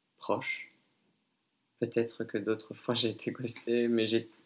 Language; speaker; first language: French; native; French